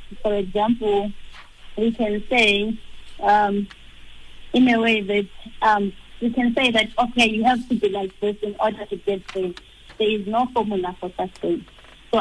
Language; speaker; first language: English; non-native, local second language; Xhosa